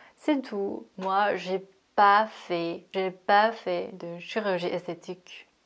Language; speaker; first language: French; non-native, fluent; Korean